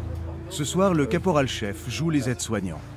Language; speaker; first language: French; native; French